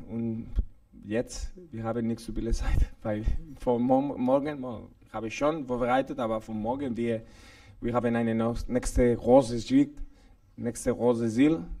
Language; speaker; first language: German; non-native, learner; Spanish